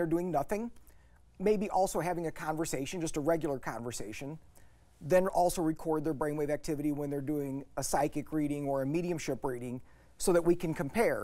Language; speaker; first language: English; native; English